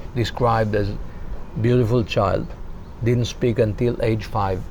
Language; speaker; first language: English; non-native, fluent; Hebrew